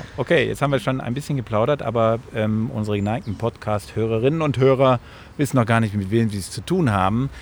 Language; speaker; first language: German; native; German